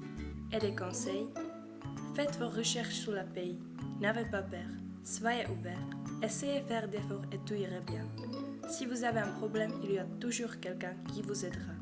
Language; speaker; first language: French; non-native, learner; Czech